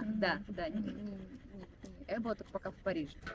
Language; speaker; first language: Russian; native; Russian